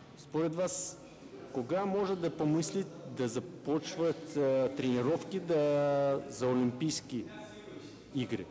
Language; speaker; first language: Bulgarian; non-native, learner; Russian